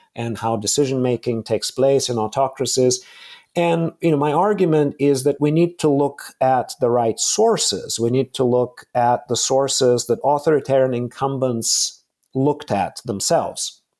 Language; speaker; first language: English; non-native, fluent; Bulgarian